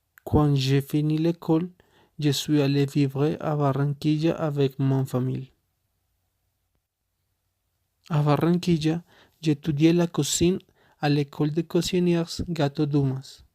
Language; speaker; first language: French; non-native, learner; Spanish